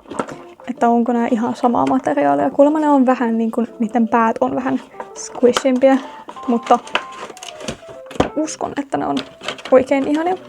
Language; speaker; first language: Finnish; native; Finnish